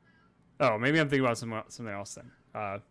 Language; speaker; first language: English; native; English